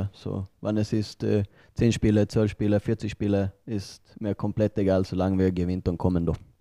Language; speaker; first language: German; non-native, learner; Swedish